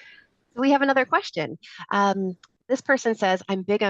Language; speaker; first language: English; native; English